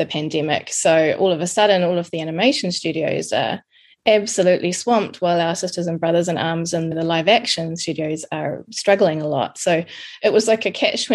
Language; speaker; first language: English; native; English